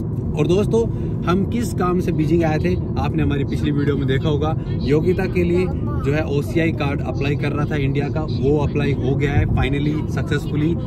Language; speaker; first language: Hindi; native; Hindi